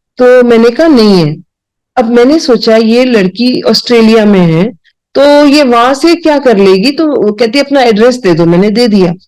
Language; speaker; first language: Hindi; non-native, local second language; Punjabi